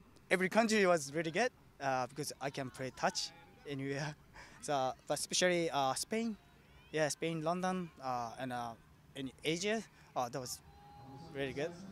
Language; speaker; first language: English; non-native, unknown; Japanese